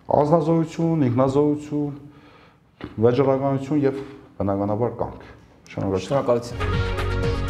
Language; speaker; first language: Armenian; native; Armenian